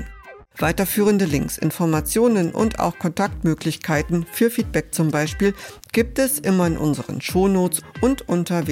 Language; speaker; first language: German; native; German